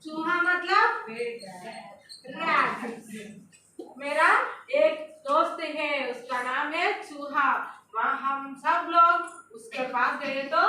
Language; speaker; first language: Hindi; non-native, local second language; Telugu